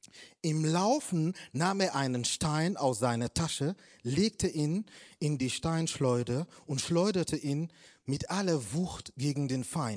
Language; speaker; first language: German; non-native, fluent; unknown